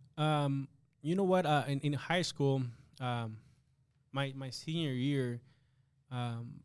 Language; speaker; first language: English; early bilingual, other home language; Spanish